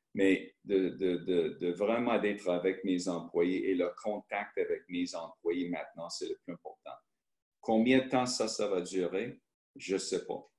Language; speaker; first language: French; early bilingual, heritage; French